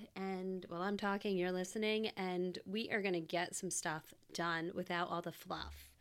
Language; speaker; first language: English; native; English